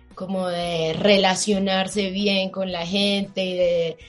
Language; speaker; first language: Spanish; native; Spanish